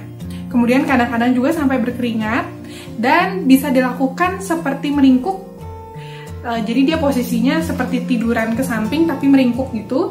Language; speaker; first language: Indonesian; native; Indonesian